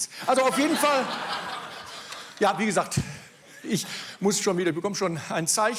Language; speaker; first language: German; native; German